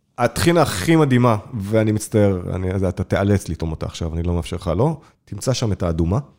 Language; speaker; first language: Hebrew; native; Hebrew